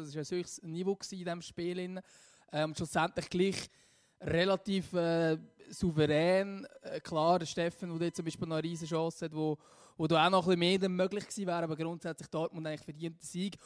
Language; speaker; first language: German; native; German